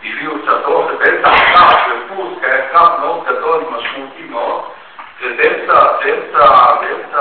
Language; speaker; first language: Hebrew; non-native, fluent; Russian